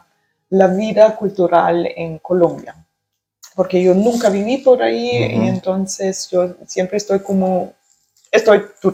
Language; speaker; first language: Spanish; early bilingual, heritage; German